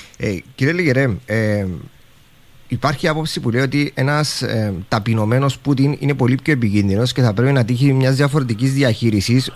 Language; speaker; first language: Greek; native; Greek